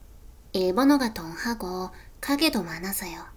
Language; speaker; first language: Korean; non-native, fluent; Japanese